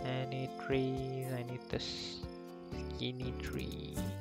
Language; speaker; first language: English; non-native, local second language; Malay